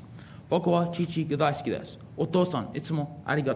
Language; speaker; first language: Japanese; non-native, learner; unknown